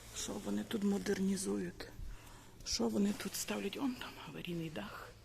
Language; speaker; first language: Ukrainian; native; Ukrainian